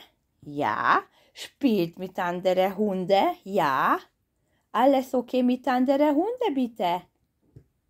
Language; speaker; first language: German; non-native, learner; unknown